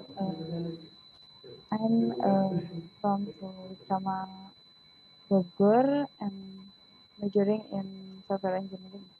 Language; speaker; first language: English; non-native, learner; Indonesian